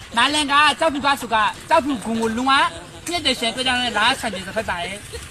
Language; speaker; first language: Burmese; native; Burmese